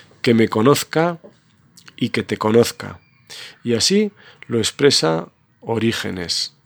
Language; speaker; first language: Spanish; native; Spanish